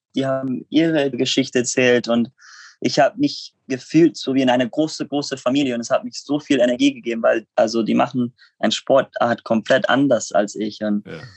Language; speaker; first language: German; non-native, fluent; English